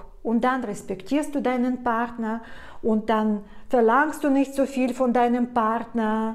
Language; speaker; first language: German; non-native, fluent; Russian